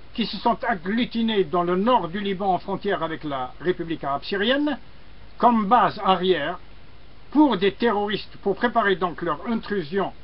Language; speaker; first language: French; non-native, local second language; Arabic